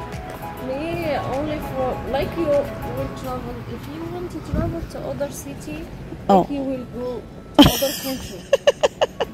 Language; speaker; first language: English; non-native, learner; Arabic